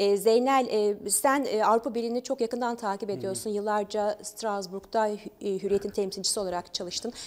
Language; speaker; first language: Turkish; native; Turkish